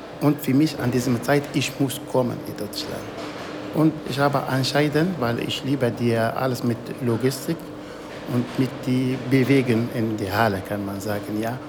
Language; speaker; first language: German; non-native, learner; Arabic